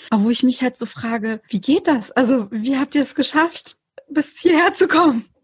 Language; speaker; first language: German; early bilingual, other home language; Turkish